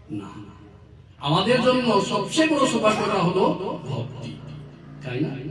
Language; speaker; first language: Bangla; non-native, learner; Assamese